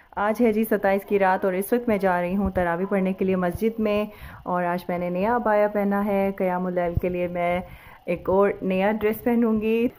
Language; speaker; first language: Urdu; native; Urdu